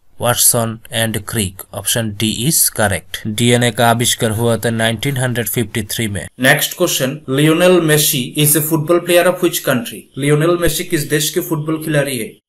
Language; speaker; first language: Hindi; non-native, local second language; Bangla